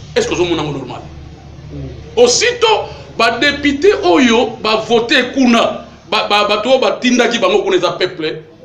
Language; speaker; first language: Lingala; non-native, local second language; Kongo